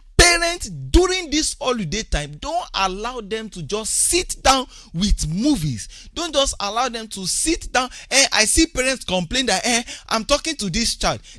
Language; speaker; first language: English; non-native, local second language; Yoruba